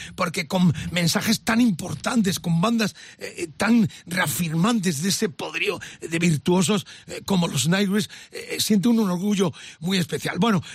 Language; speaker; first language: Spanish; native; Spanish